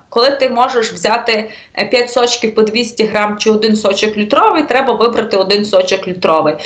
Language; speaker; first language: Ukrainian; native; Ukrainian